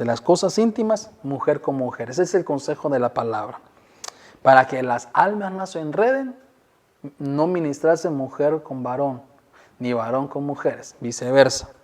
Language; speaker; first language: Spanish; native; Spanish